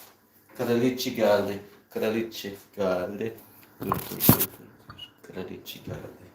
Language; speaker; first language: Turkish; non-native, learner; Filipino